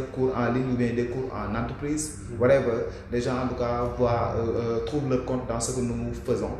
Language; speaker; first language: French; non-native, local second language; Wolof